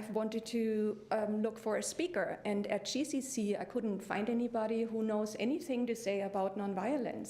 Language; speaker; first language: English; early bilingual, other home language; German